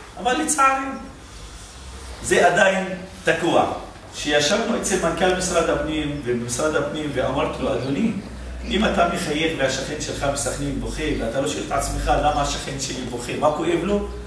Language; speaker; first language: Hebrew; non-native, local second language; Arabic